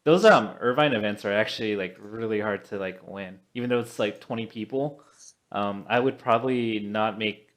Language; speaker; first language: English; native; English